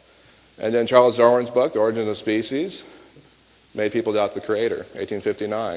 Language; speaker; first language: English; native; English